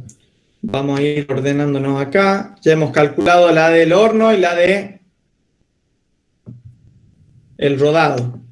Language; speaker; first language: Spanish; native; Spanish